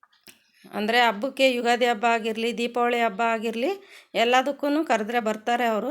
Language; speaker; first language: Kannada; native; Kannada